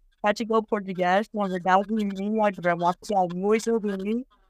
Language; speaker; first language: Portuguese; non-native, learner; English